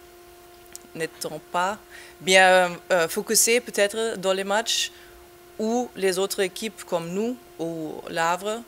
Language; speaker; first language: French; non-native, fluent; German